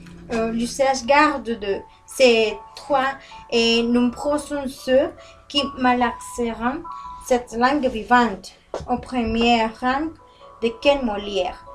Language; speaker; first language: French; non-native, learner; Spanish